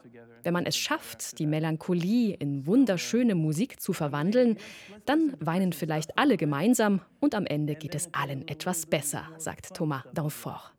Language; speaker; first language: German; native; German